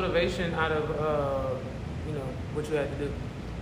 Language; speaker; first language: English; native; English